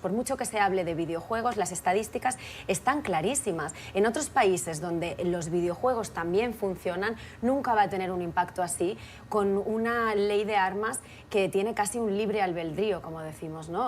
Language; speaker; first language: Spanish; native; Spanish